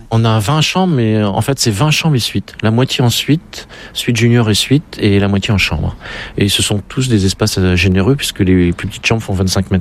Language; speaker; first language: French; native; French